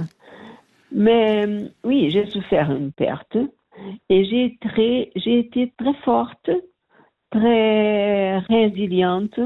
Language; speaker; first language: French; non-native, fluent; Portuguese